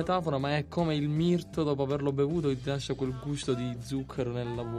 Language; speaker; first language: Italian; native; Italian